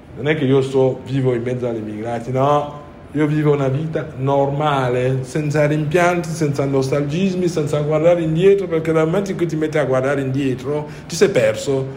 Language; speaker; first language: Italian; non-native, fluent; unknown